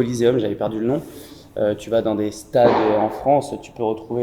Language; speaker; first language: French; native; French